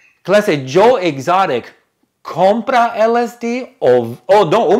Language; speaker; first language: Spanish; non-native, fluent; English